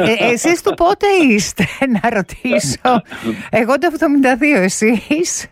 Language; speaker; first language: Greek; early bilingual, heritage; Greek